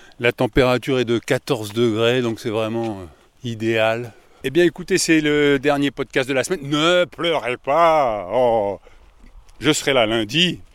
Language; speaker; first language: French; native; French